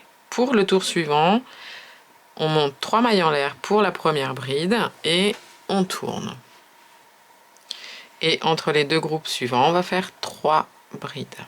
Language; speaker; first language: French; native; French